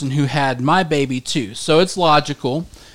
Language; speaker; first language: English; native; English